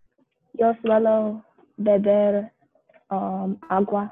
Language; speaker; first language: Spanish; non-native, learner; English